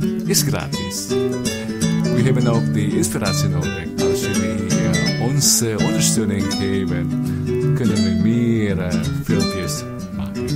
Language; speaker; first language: Dutch; non-native, learner; Filipino